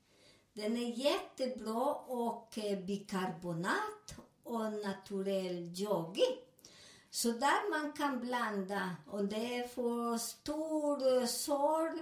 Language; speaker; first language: Swedish; non-native, fluent; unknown